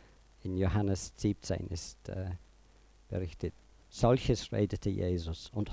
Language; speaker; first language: German; non-native, fluent; English